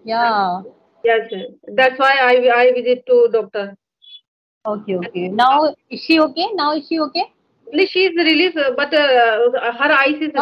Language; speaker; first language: English; non-native, learner; Hindi